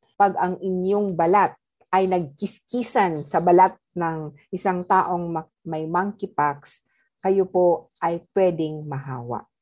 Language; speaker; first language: Filipino; non-native, local second language; Cebuano